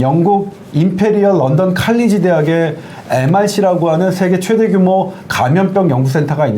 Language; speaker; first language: Korean; native; Korean